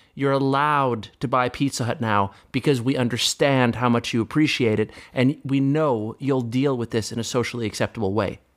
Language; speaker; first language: English; non-native, fluent; Norwegian